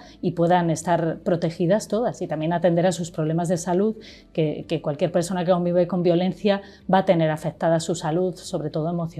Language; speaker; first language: Spanish; native; Spanish